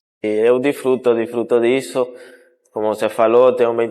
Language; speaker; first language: Portuguese; non-native, fluent; Spanish